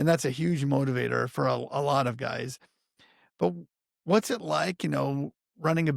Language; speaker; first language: English; native; English